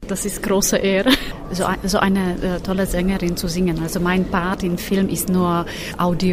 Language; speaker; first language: German; non-native, fluent; Slovak